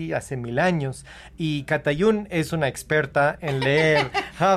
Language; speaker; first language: Spanish; early bilingual, heritage; Spanish